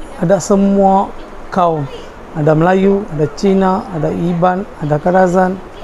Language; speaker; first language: Malay; non-native, local second language; Tamil